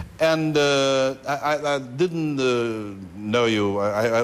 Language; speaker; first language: English; non-native, fluent; Portuguese